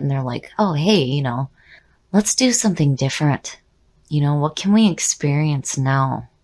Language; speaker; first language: English; native; English